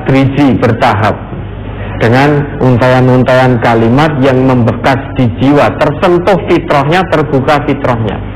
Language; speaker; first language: Indonesian; non-native, local second language; Javanese